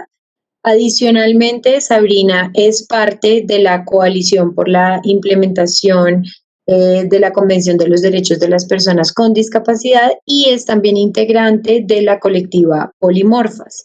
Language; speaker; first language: Spanish; native; Spanish